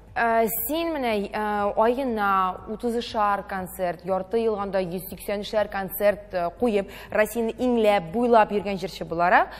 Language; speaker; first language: Tatar; native; Tatar